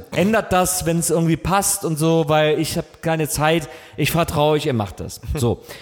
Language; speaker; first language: German; native; German